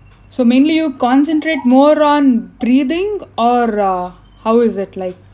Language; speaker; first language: English; non-native, local second language; Kannada